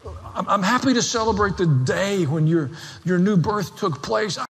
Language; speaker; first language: English; native; English